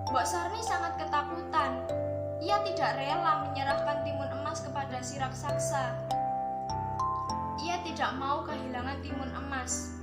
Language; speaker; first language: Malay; non-native, local second language; Javanese